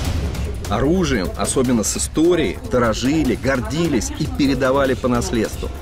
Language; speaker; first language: Russian; native; Russian